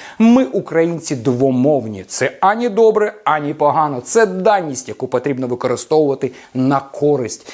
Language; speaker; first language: Ukrainian; non-native, local second language; Russian